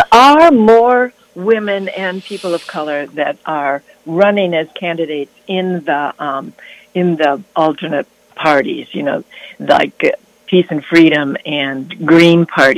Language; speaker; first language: English; native; English